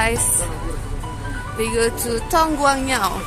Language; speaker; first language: English; non-native, learner; Indonesian